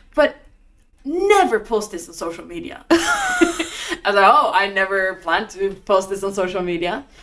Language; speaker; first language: English; non-native, fluent; Norwegian